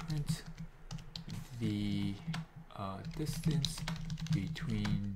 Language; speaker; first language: English; native; English